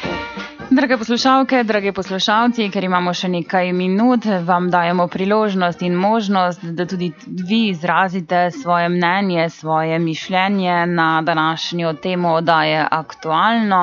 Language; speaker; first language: Slovenian; native; Slovenian